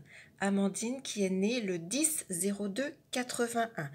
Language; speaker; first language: French; native; French